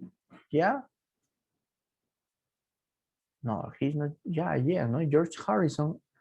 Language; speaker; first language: English; non-native, fluent; Spanish